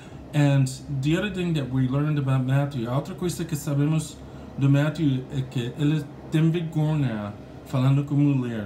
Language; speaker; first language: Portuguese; non-native, learner; English